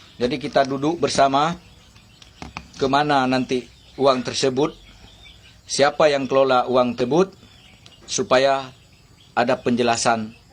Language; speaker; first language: Malay; non-native, local second language; Achinese